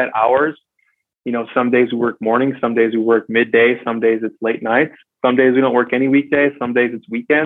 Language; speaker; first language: English; native; English